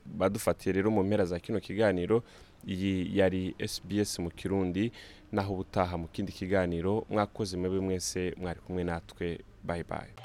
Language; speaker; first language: Kinyarwanda; native; Kinyarwanda